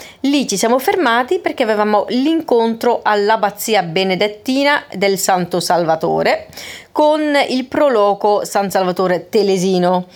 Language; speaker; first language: Italian; non-native, fluent; Dutch